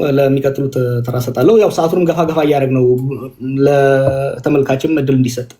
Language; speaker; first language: Amharic; non-native, local second language; Oromo